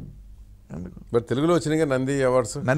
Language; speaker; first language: Telugu; native; Telugu